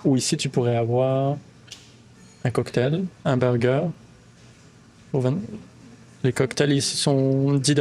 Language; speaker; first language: French; native; French